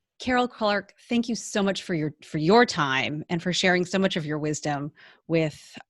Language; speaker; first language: English; native; English